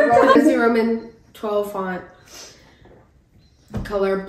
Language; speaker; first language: English; native; English